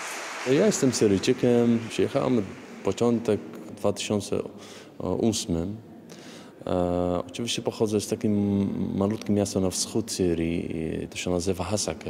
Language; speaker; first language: Polish; non-native, fluent; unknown